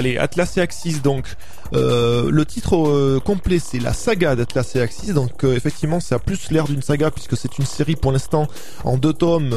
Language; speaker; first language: French; native; French